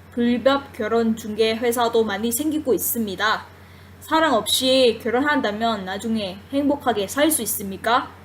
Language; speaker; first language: Korean; non-native, fluent; Vietnamese